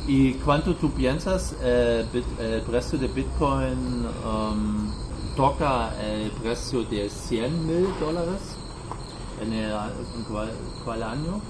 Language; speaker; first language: Spanish; non-native, learner; German